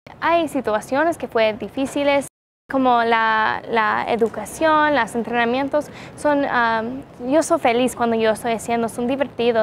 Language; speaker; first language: Spanish; non-native, learner; English